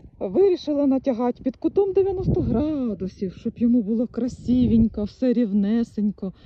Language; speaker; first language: Ukrainian; native; Ukrainian